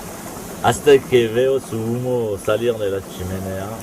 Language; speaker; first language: Spanish; non-native, fluent; French